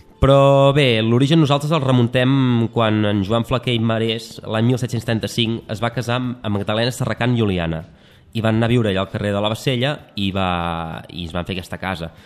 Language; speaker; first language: Catalan; native; Catalan